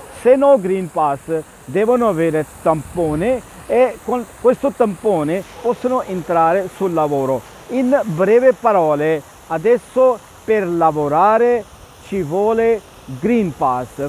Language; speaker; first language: Italian; non-native, fluent; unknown